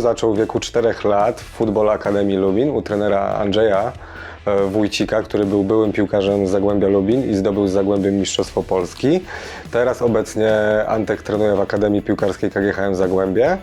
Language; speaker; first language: Polish; native; Polish